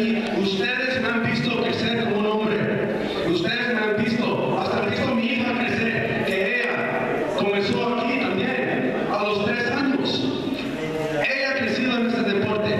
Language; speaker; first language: Spanish; early bilingual, heritage; Spanish